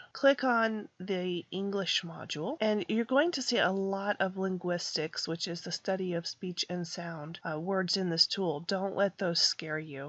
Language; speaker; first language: English; native; English